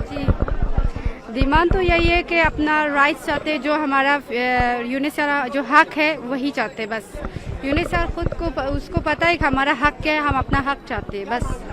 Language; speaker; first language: Hindi; non-native, learner; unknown